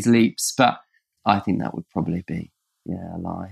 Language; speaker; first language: English; native; English